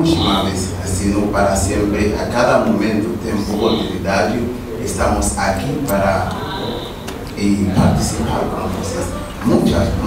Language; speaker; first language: Spanish; non-native, learner; Haitian Creole